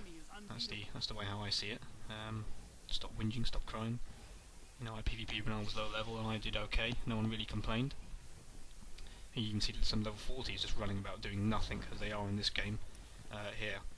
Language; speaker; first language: English; native; English